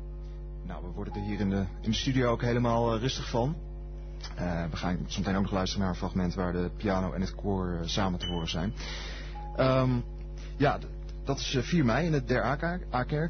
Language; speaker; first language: Dutch; native; Dutch